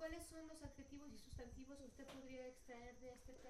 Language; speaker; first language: Spanish; native; Spanish